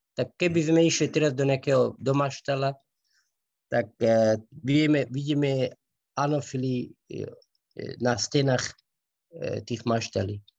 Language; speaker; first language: Slovak; non-native, fluent; Persian